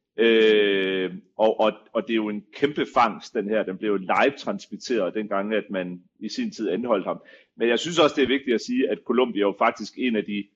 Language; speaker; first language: Danish; native; Danish